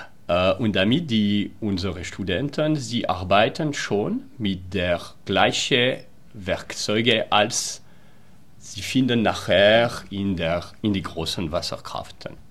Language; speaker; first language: German; non-native, local second language; French